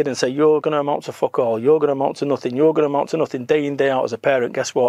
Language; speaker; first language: English; native; English